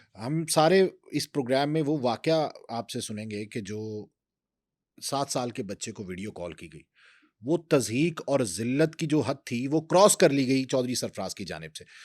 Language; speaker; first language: Urdu; native; Urdu